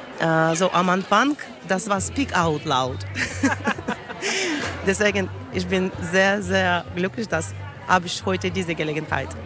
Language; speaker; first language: German; non-native, learner; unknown